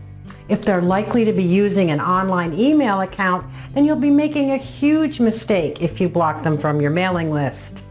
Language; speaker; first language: English; native; English